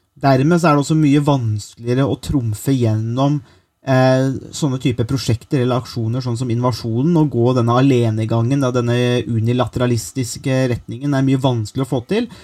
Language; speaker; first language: Norwegian; native; Norwegian